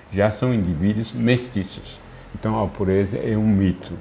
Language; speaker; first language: Portuguese; non-native, fluent; Luba-Lulua